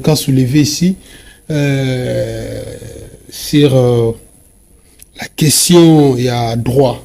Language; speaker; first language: French; non-native, local second language; Lingala